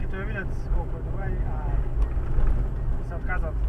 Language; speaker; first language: Bulgarian; native; Bulgarian